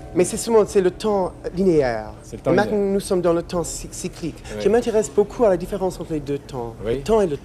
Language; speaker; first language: French; non-native, fluent; English